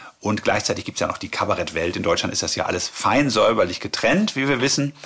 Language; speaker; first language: German; native; German